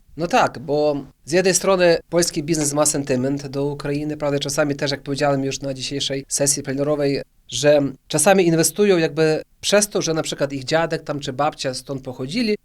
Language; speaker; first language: Polish; early bilingual, heritage; Polish